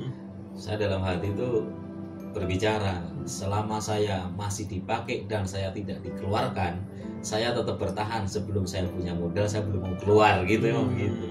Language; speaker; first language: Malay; non-native, local second language; Javanese